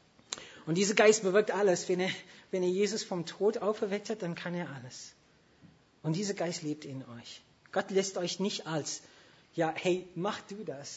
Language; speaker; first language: German; non-native, fluent; English